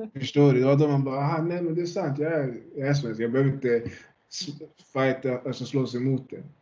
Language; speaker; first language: Swedish; early bilingual, other home language; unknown